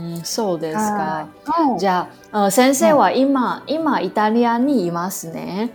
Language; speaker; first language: Japanese; non-native, learner; Chinese